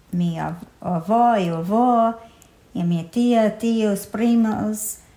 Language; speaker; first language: Portuguese; early bilingual, heritage; Portuguese